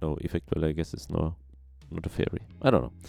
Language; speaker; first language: English; non-native, fluent; German